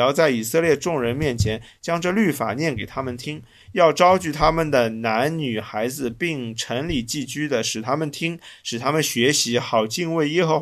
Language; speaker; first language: Chinese; native; Chinese